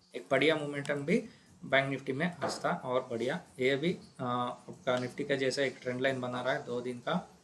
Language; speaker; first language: Hindi; non-native, local second language; Kannada